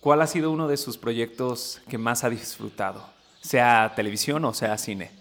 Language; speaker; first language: Spanish; early bilingual, heritage; Spanish